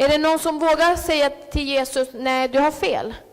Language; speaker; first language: Swedish; early bilingual, other home language; Spanish